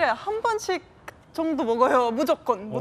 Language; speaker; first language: Korean; non-native, fluent; Estonian